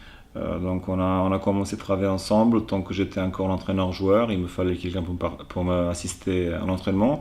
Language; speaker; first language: French; non-native, fluent; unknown